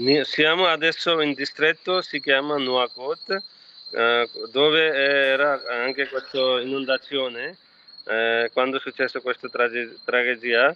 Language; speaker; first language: Italian; non-native, fluent; Nepali